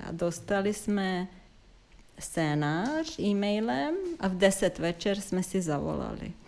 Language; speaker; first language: Czech; non-native, fluent; Serbian